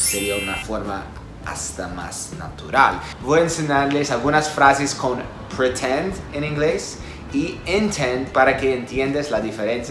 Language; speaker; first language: Spanish; non-native, fluent; Portuguese